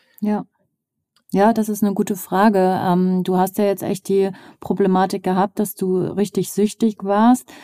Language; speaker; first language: German; native; German